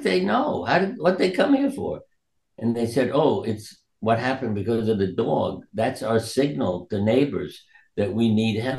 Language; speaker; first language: English; native; English